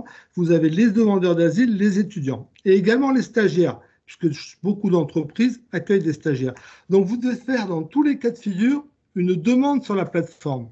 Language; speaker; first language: French; native; French